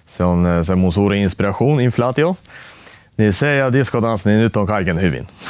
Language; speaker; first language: Finnish; non-native, local second language; Swedish